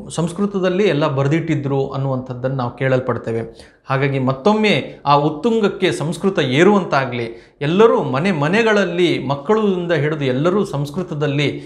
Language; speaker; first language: Kannada; native; Kannada